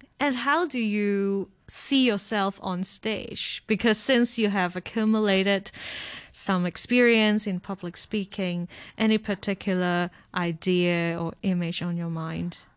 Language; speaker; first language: English; non-native, local second language; Cantonese